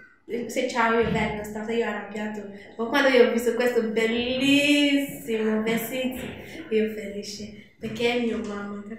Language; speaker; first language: Italian; non-native, learner; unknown